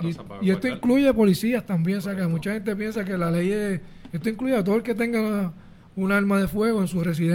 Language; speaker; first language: Spanish; native; Spanish